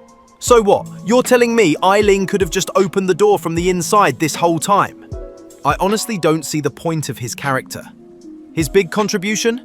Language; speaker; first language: English; native; English